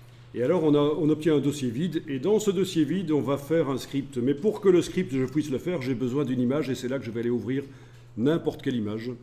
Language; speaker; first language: French; native; French